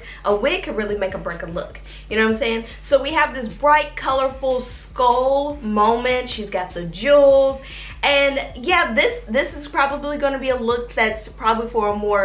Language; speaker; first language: English; native; English